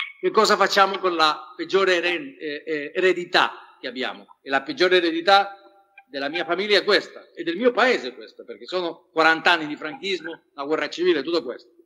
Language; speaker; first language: Italian; non-native, fluent; Spanish